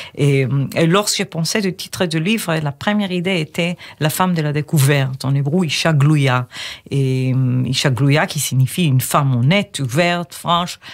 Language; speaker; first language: French; non-native, fluent; Hebrew